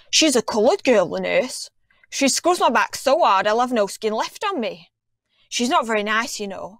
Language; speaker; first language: English; native; English